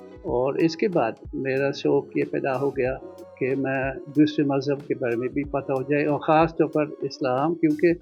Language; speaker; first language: Hindi; non-native, fluent; Dutch